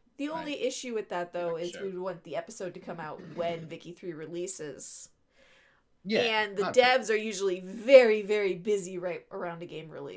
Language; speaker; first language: English; native; English